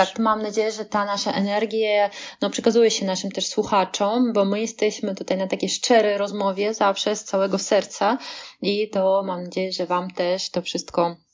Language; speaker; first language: Polish; non-native, fluent; Russian